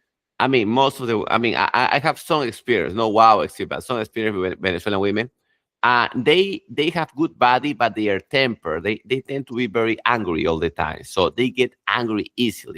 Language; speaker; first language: English; non-native, fluent; Spanish